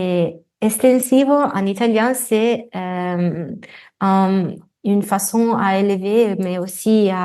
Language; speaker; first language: French; non-native, fluent; Italian